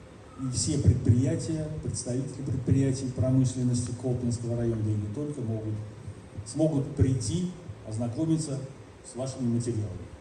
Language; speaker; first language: Russian; native; Russian